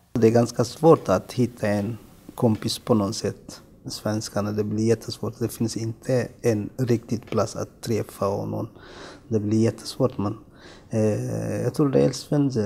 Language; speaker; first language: Swedish; non-native, learner; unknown